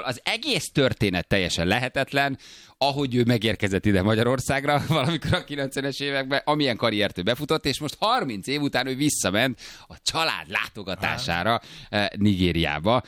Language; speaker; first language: Hungarian; native; Hungarian